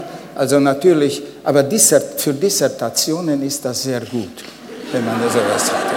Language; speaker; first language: German; non-native, fluent; Hungarian